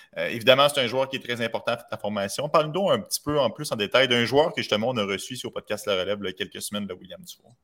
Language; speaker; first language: French; native; French